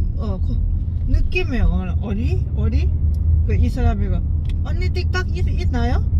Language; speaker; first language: Korean; non-native, learner; Lao